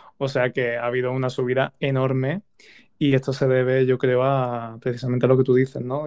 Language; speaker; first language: Spanish; native; Spanish